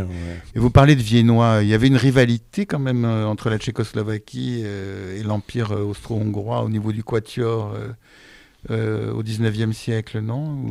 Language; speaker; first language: French; native; French